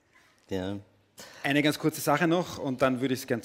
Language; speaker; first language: German; native; German